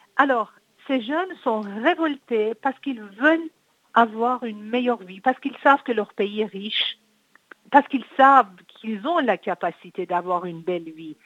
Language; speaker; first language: French; non-native, fluent; Persian